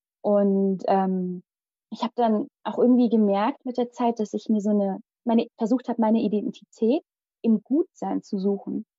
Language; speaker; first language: German; early bilingual, other home language; Malayalam